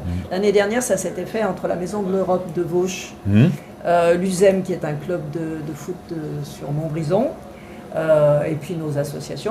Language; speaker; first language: French; native; French